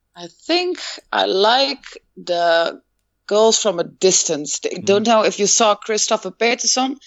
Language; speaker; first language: English; non-native, fluent; Dutch